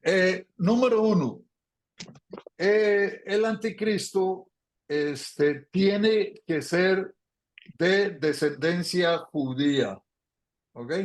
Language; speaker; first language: Spanish; native; Spanish